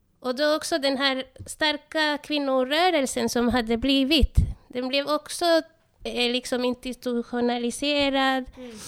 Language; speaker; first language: Swedish; non-native, fluent; Spanish